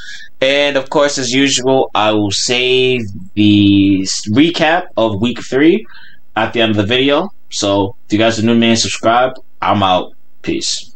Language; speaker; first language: English; native; English